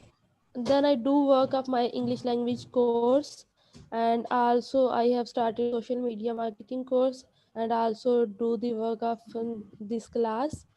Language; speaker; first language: English; non-native, learner; Urdu